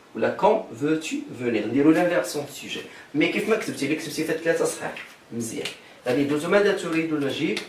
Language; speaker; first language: French; non-native, local second language; Arabic